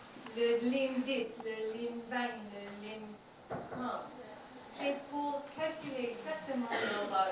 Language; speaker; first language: French; non-native, learner; English